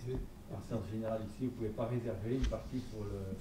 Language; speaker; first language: French; native; French